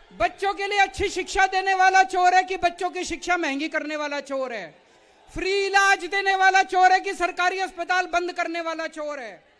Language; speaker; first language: Hindi; native; Hindi